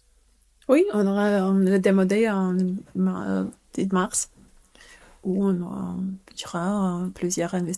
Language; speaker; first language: French; non-native, fluent; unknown